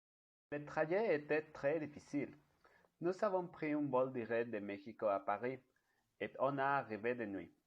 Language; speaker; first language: French; non-native, learner; Spanish